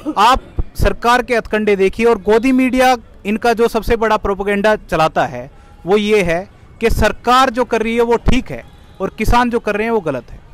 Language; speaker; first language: Hindi; native; Hindi